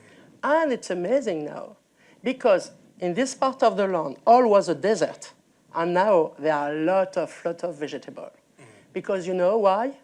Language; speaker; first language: English; non-native, learner; French